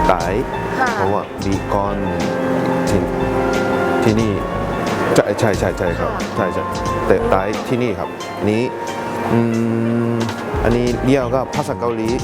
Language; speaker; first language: Thai; non-native, learner; Korean